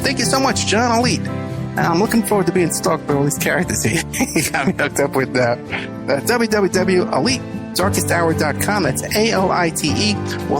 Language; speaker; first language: English; native; English